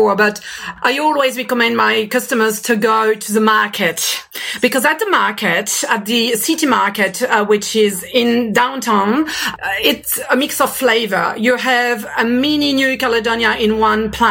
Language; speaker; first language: English; non-native, fluent; French